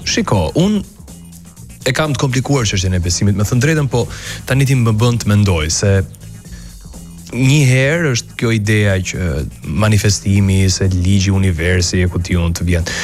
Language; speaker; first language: Albanian; native; Albanian